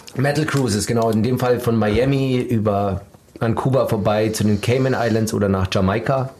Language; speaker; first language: German; native; German